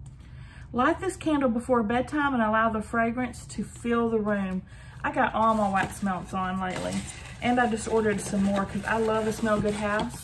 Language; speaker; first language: English; native; English